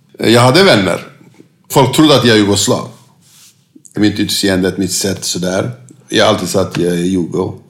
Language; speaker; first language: Swedish; non-native, fluent; Turkish